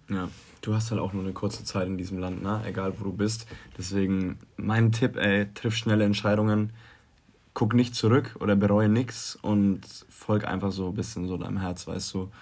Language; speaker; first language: German; native; German